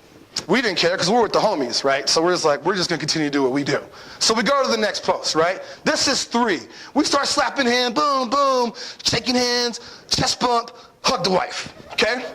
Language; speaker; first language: English; native; English